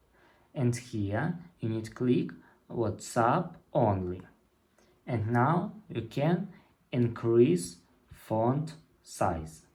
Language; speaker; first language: English; non-native, learner; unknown